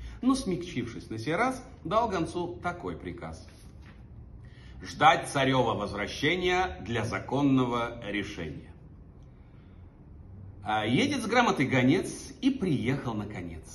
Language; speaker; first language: Russian; native; Russian